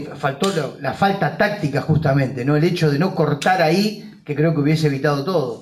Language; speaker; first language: Spanish; native; Spanish